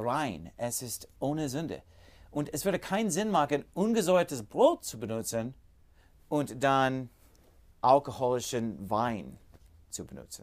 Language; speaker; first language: German; non-native, fluent; English